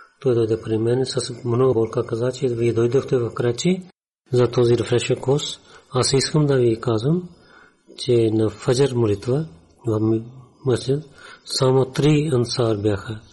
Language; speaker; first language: Bulgarian; non-native, learner; Urdu